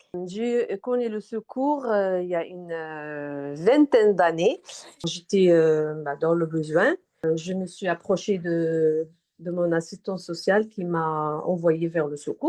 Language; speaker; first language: French; non-native, fluent; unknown